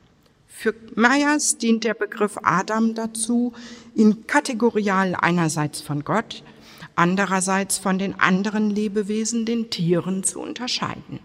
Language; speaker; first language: German; native; German